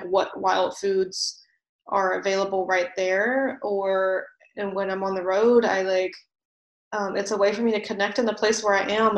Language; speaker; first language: English; native; English